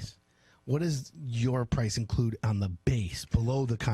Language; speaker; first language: English; native; English